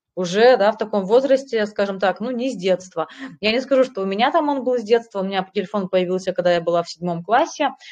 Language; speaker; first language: Russian; native; Russian